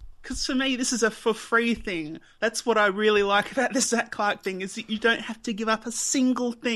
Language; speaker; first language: English; native; English